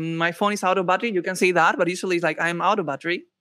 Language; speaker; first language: English; non-native, fluent; Spanish